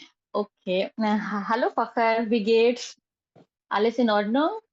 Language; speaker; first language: German; non-native, learner; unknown